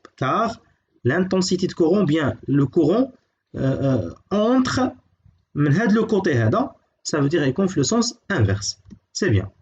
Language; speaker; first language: French; non-native, local second language; Arabic